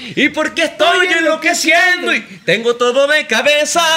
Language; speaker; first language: Spanish; native; Spanish